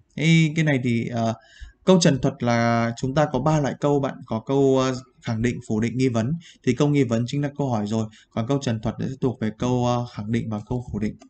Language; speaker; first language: Vietnamese; native; Vietnamese